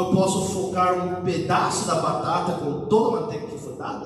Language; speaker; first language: Portuguese; native; Portuguese